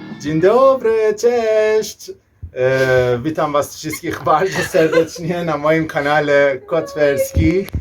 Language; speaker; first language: Polish; non-native, learner; Persian